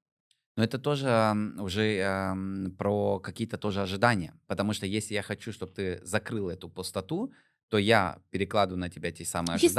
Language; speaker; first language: Russian; native; Russian